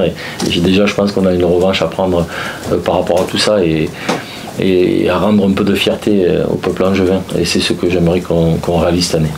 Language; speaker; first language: French; native; French